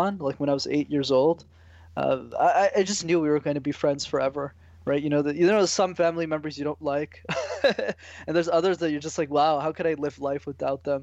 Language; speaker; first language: English; native; English